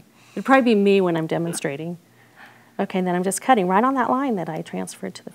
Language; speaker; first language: English; native; English